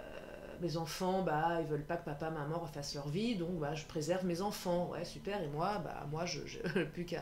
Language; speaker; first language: French; native; French